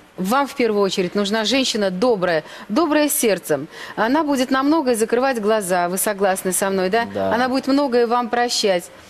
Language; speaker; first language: Russian; native; Russian